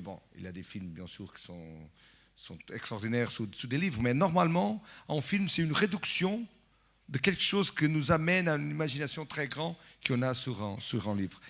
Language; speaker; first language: French; non-native, fluent; Portuguese